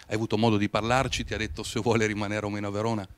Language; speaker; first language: Italian; native; Italian